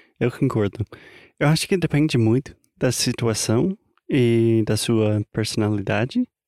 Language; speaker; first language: Portuguese; non-native, fluent; English